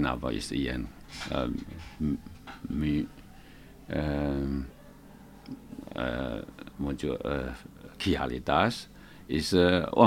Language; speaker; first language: Hungarian; non-native, learner; Chinese